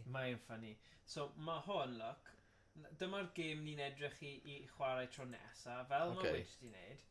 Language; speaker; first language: Welsh; native; Welsh